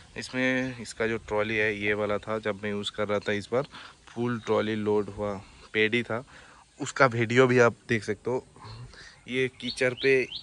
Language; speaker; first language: Hindi; non-native, local second language; Bangla